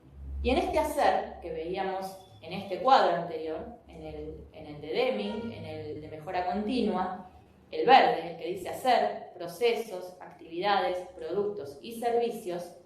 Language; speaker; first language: Spanish; native; Spanish